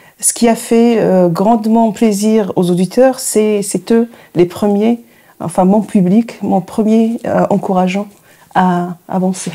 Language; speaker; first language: French; non-native, local second language; Arabic